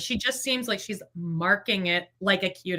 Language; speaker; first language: English; native; English